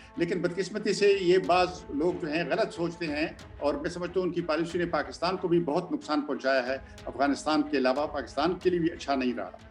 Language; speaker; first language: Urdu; non-native, local second language; Pashto